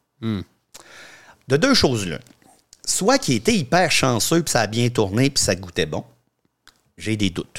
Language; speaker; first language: French; native; French